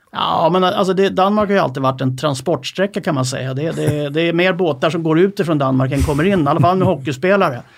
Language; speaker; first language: Swedish; native; Swedish